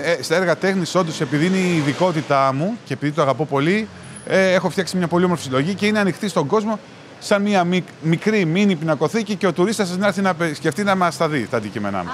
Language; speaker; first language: Greek; native; Greek